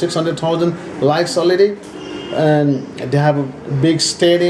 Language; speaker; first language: English; non-native, learner; Nepali